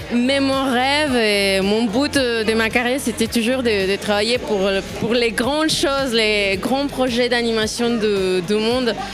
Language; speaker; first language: French; non-native, fluent; Spanish